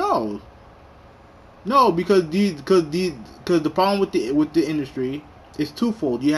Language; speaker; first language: English; native; English